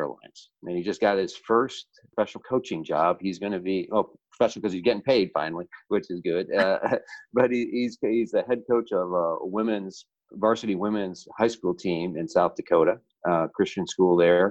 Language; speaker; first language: English; early bilingual, other home language; Italian